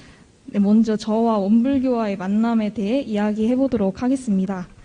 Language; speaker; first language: Korean; native; Korean